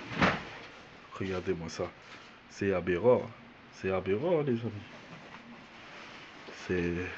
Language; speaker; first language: French; native; French